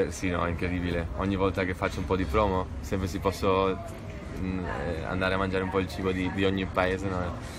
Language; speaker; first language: Italian; non-native, fluent; Spanish